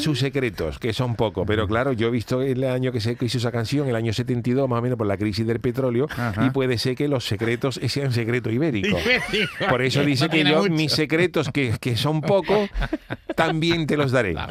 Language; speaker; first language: Spanish; native; Spanish